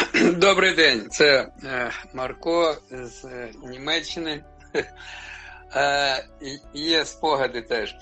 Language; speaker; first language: Ukrainian; non-native, local second language; Russian